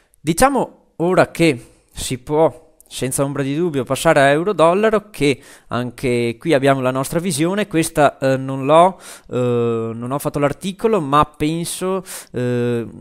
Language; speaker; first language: Italian; native; Italian